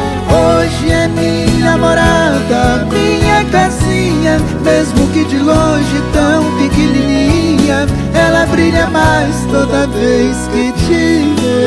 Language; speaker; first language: Portuguese; native; Portuguese